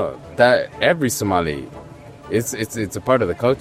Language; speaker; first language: English; early bilingual, other home language; Somali